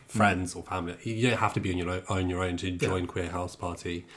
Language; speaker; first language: English; native; English